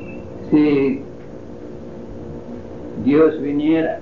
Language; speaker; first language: Spanish; non-native, fluent; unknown